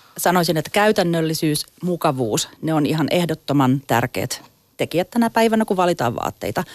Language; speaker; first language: Finnish; native; Finnish